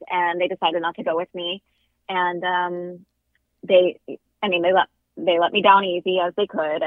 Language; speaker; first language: English; native; English